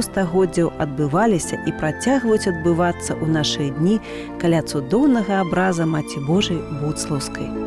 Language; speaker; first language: Belarusian; native; Belarusian